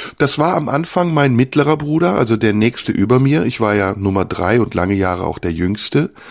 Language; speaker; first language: German; early bilingual, other home language; Turkish